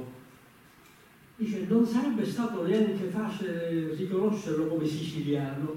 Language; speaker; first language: Italian; native; Italian